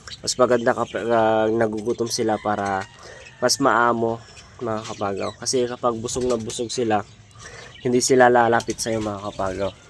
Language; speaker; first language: Filipino; native; Filipino